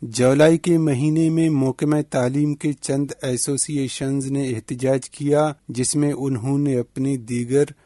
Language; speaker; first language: Urdu; non-native, local second language; Baluchi